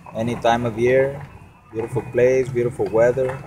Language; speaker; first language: English; non-native, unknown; Spanish